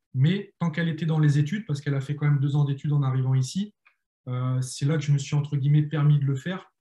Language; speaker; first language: French; native; French